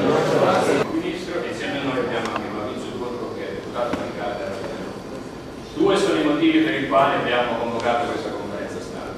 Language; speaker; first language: Italian; native; Italian